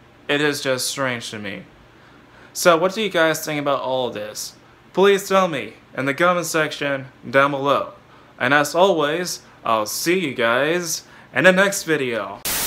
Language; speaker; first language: English; native; English